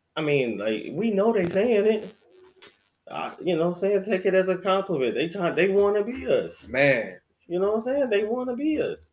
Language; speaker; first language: English; native; English